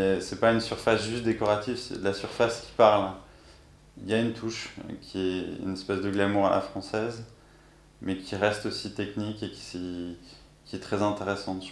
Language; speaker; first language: French; native; French